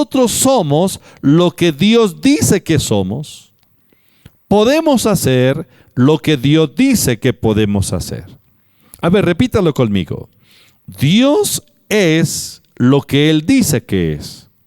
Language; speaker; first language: Spanish; native; Spanish